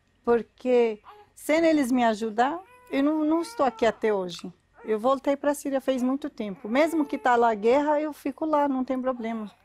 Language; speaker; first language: Portuguese; non-native, learner; Arabic